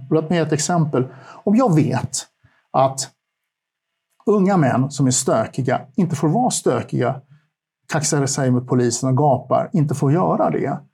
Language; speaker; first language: Swedish; early bilingual, other home language; Turkish